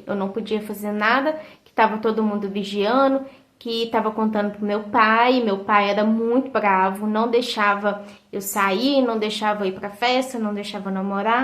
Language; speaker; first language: Portuguese; native; Portuguese